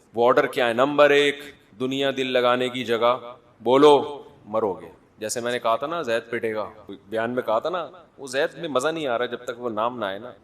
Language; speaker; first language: Urdu; native; Urdu